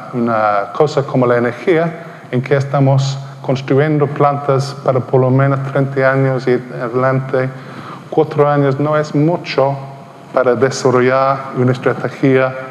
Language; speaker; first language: Spanish; non-native, fluent; English